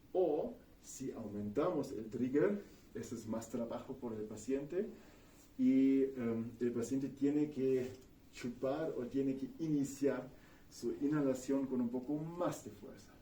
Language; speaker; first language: Spanish; non-native, fluent; German